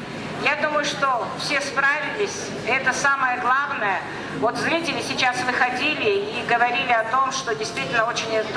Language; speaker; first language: Russian; native; Russian